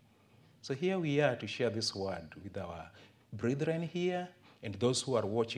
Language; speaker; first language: English; non-native, local second language; Luo (Kenya and Tanzania)